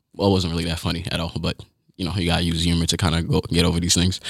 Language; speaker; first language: English; early bilingual, other home language; Haitian Creole